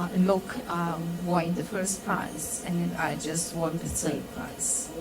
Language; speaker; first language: English; non-native, fluent; Romanian